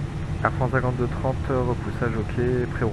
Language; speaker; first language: French; native; French